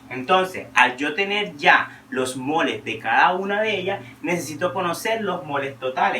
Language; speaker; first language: Spanish; native; Spanish